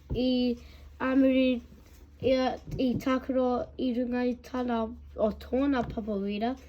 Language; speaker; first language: Māori; non-native, learner; English